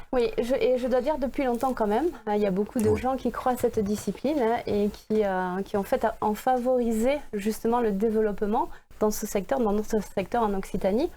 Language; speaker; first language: French; native; French